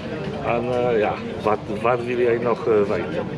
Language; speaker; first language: Dutch; non-native, learner; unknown